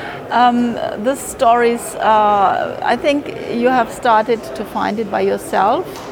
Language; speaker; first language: English; non-native, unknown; German